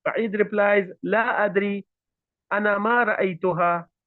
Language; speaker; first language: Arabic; non-native, fluent; Hindi